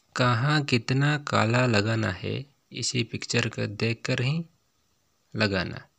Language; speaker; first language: Hindi; non-native, local second language; Odia